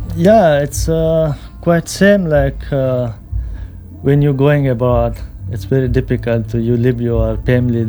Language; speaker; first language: English; non-native, local second language; Pashto